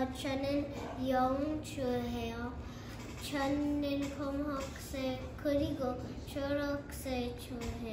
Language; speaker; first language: Korean; non-native, learner; English